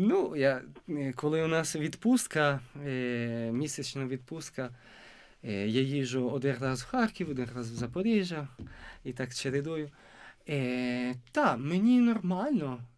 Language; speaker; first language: Ukrainian; non-native, fluent; Italian